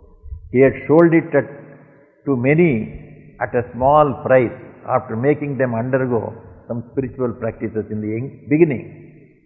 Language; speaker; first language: English; non-native, local second language; Tamil